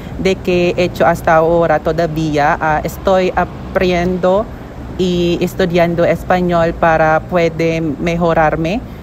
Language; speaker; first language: Spanish; non-native, learner; Filipino